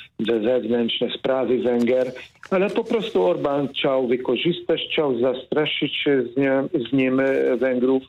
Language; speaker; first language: Polish; non-native, fluent; Hungarian